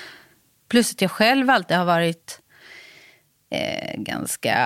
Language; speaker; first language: Swedish; native; Swedish